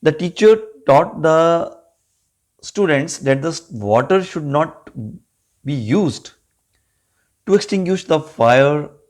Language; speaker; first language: English; non-native, local second language; Punjabi